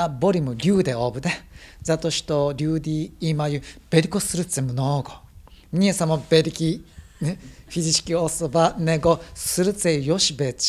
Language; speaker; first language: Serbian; non-native, learner; Japanese